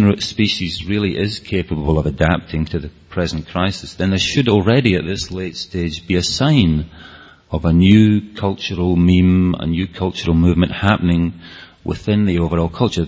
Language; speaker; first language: English; native; English